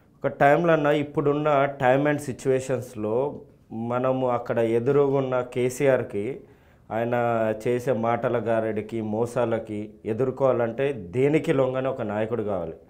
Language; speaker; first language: Telugu; native; Telugu